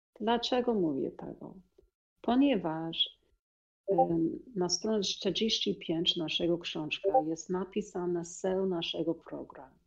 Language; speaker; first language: Polish; non-native, learner; English